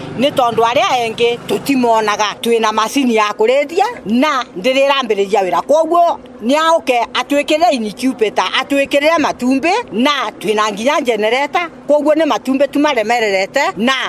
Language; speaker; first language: Kikuyu; non-native, local second language; Embu